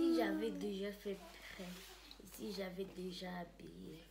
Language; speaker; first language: French; early bilingual, heritage; French